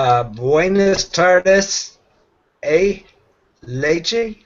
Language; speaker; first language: Spanish; non-native, learner; English